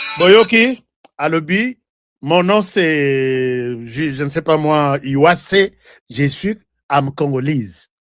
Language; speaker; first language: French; non-native, local second language; Lingala